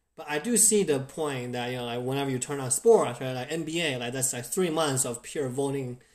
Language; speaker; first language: English; non-native, fluent; Chinese